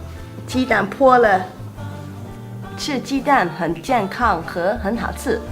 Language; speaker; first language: Chinese; non-native, learner; Cantonese